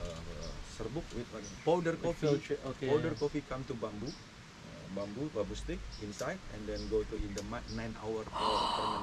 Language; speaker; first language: English; non-native, learner; Indonesian